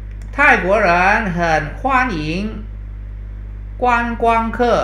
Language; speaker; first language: Chinese; non-native, fluent; Thai